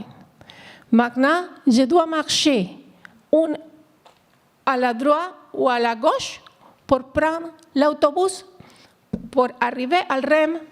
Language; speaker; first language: French; non-native, learner; Spanish